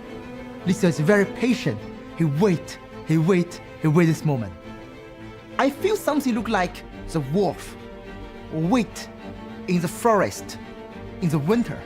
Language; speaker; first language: English; non-native, learner; Chinese